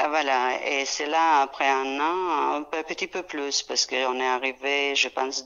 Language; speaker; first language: French; non-native, fluent; Serbian